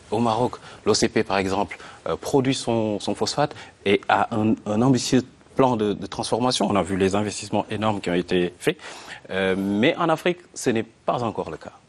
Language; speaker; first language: French; non-native, local second language; Arabic